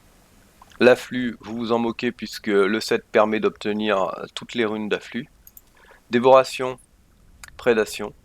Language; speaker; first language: French; native; French